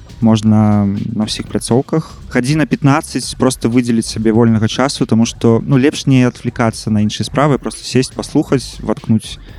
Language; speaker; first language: Belarusian; native; Belarusian